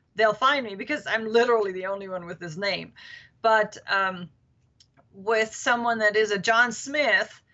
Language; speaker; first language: English; non-native, fluent; German